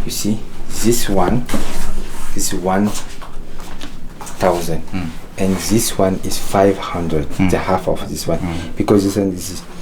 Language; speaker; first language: English; non-native, fluent; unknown